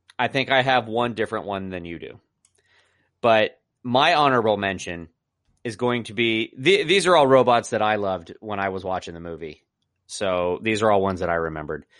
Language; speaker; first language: English; native; English